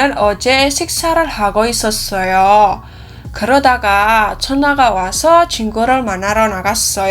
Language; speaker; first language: Korean; non-native, learner; Indonesian